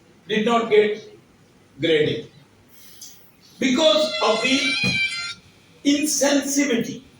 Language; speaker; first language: English; non-native, local second language; Bangla